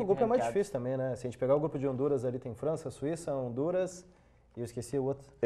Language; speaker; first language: Portuguese; native; Portuguese